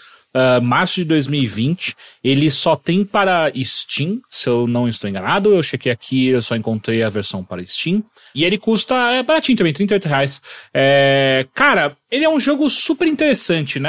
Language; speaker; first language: Portuguese; native; Portuguese